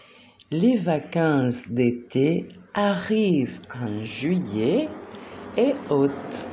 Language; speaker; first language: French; non-native, fluent; Spanish